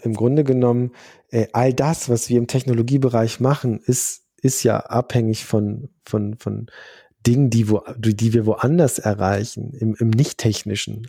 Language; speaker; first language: German; native; German